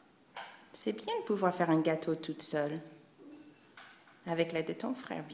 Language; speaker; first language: French; non-native, fluent; English